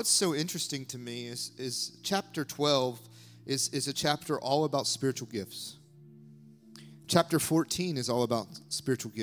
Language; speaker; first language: English; native; English